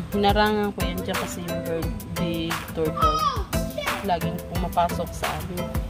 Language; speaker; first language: Filipino; non-native, local second language; Cebuano